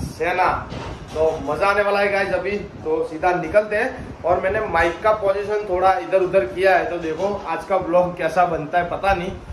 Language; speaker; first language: Hindi; non-native, local second language; Gujarati